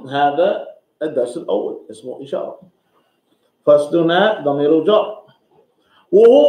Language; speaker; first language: Arabic; non-native, fluent; English